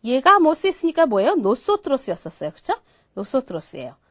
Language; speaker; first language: Spanish; non-native, fluent; Korean